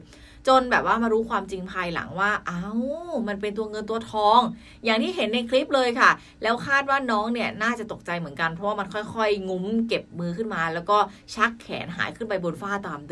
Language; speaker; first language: Thai; native; Thai